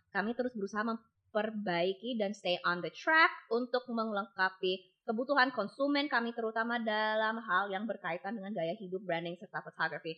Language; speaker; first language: Indonesian; native; Indonesian